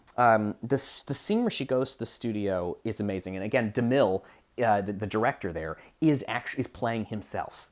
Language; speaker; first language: English; native; English